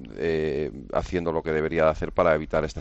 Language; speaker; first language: Spanish; native; Spanish